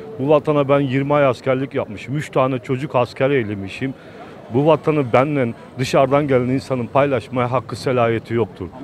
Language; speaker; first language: Turkish; native; Turkish